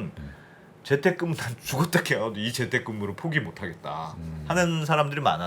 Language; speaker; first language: Korean; native; Korean